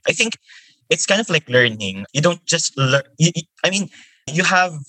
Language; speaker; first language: English; non-native, local second language; Filipino